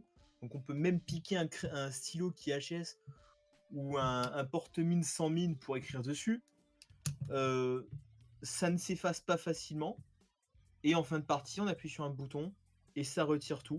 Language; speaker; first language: French; native; French